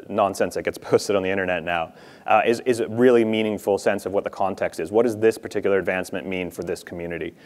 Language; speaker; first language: English; native; English